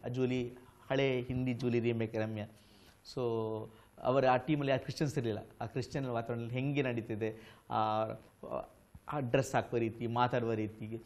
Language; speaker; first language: Kannada; non-native, local second language; Konkani